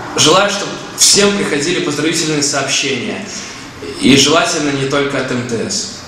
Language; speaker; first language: Russian; native; Russian